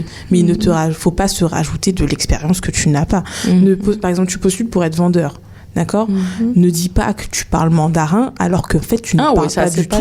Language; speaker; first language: French; native; French